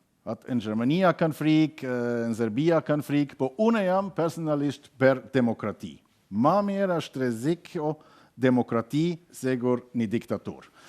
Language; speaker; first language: Albanian; non-native, learner; German